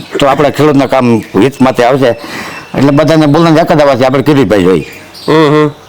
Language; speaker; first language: Gujarati; native; Gujarati